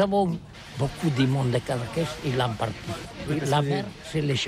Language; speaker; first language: French; non-native, learner; Catalan